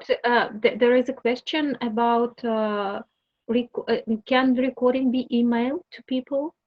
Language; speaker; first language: English; non-native, learner; Russian